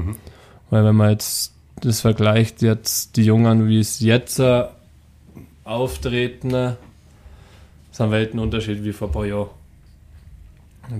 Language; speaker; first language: German; native; German